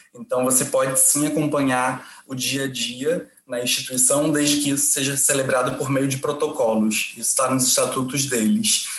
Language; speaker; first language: Portuguese; native; Portuguese